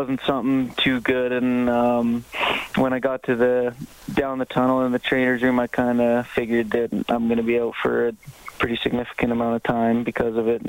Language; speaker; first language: English; native; English